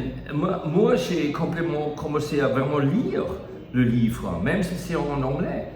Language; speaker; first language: French; non-native, learner; German